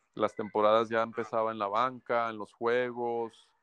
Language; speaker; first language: Spanish; native; Spanish